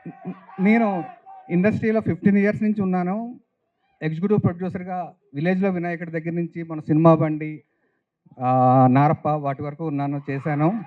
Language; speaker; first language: Telugu; native; Telugu